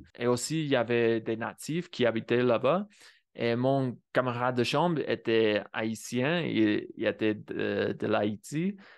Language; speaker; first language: French; non-native, fluent; English